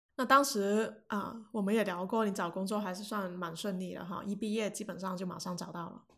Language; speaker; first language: Chinese; non-native, local second language; Cantonese